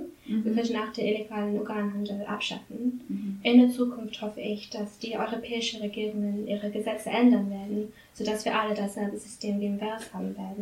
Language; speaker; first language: German; non-native, learner; English